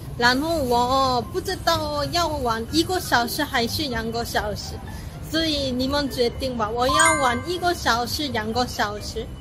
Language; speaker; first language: Chinese; non-native, learner; Korean